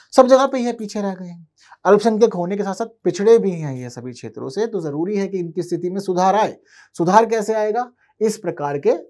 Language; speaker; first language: Hindi; native; Hindi